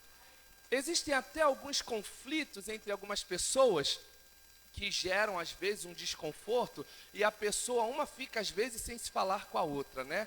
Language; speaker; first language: Portuguese; native; Portuguese